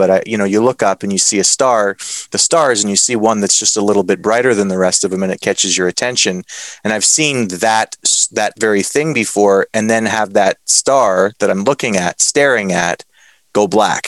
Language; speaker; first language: English; native; English